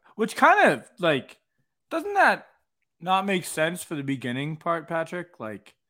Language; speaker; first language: English; native; English